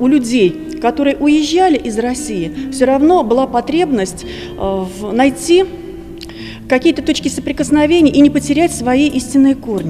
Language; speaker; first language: Russian; native; Russian